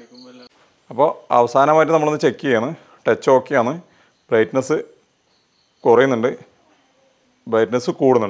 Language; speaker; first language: Malayalam; native; Malayalam